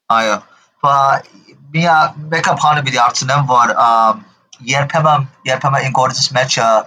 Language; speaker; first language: Armenian; early bilingual, heritage; Armenian